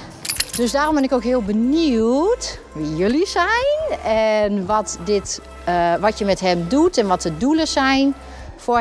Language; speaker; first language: Dutch; native; Dutch